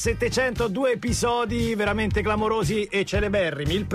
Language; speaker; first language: Italian; native; Italian